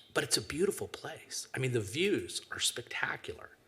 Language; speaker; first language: English; native; English